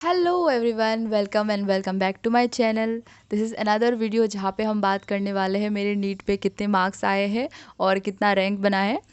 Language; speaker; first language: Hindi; non-native, local second language; Assamese